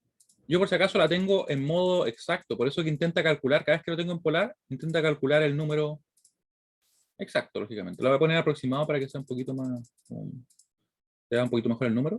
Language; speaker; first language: Spanish; native; Spanish